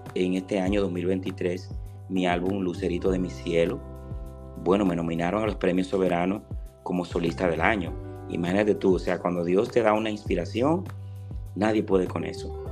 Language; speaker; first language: Spanish; native; Spanish